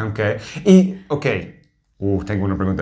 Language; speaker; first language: Spanish; non-native, fluent; English